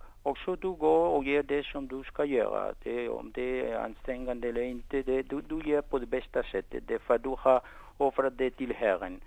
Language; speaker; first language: Swedish; non-native, fluent; Spanish